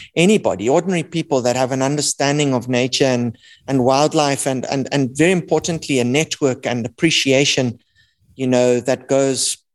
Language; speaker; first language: English; native; English